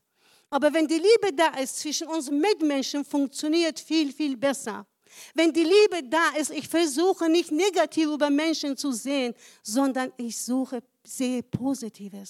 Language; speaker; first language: German; non-native, fluent; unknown